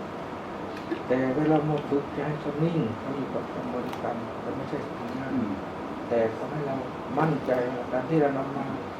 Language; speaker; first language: Thai; native; Thai